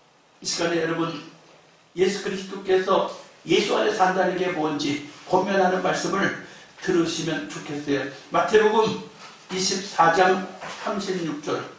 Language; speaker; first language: Korean; native; Korean